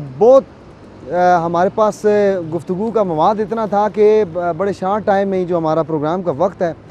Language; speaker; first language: Urdu; non-native, local second language; Pahari-Potwari